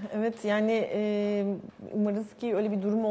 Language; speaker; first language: Turkish; native; Turkish